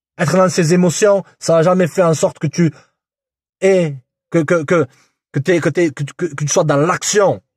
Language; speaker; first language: French; native; French